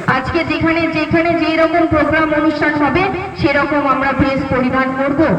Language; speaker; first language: Bangla; non-native, local second language; Santali